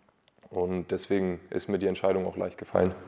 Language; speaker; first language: German; native; German